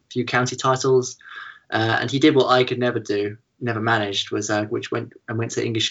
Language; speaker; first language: English; native; English